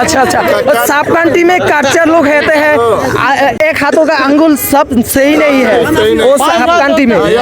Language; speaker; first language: Hindi; non-native, learner; Bangla